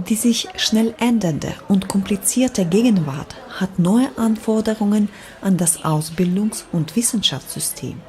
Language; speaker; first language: German; non-native, fluent; Ukrainian